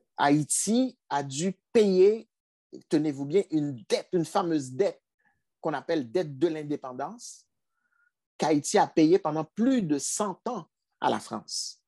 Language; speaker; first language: French; non-native, local second language; Haitian Creole